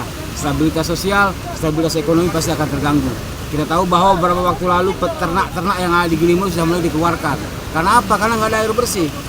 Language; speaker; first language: Indonesian; native; Indonesian